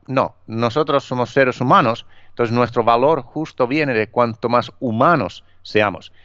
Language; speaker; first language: Spanish; non-native, fluent; Finnish